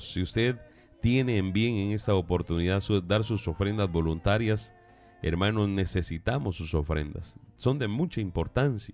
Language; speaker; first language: Spanish; native; Spanish